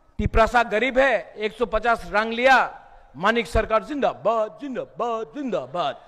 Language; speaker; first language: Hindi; non-native, local second language; Kok Borok